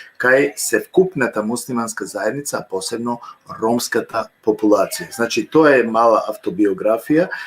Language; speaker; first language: Macedonian; non-native, local second language; Romany